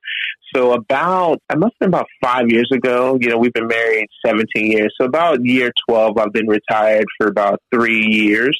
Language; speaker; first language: English; native; English